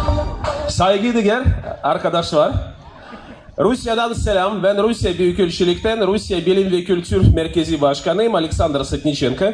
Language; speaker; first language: Turkish; non-native, fluent; Russian